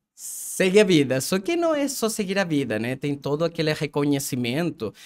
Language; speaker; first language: Portuguese; non-native, fluent; Spanish